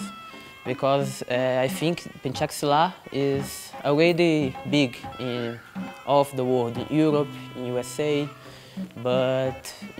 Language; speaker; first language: English; non-native, learner; Portuguese